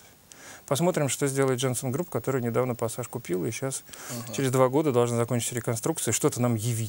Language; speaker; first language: Russian; native; Russian